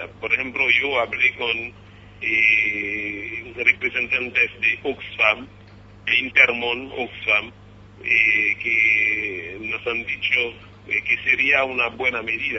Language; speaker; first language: Spanish; non-native, fluent; Haitian Creole